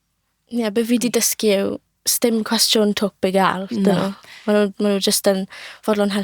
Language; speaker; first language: Welsh; native; Welsh